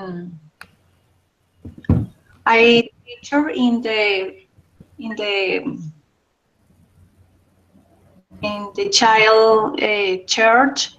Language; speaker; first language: English; non-native, learner; Spanish